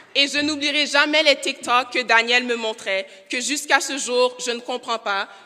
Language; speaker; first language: French; non-native, local second language; English